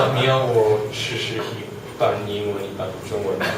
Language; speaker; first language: Chinese; non-native, learner; English